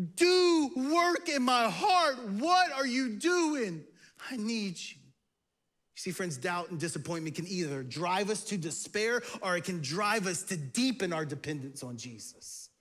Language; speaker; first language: English; native; English